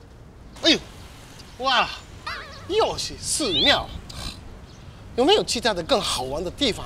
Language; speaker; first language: Chinese; non-native, fluent; Japanese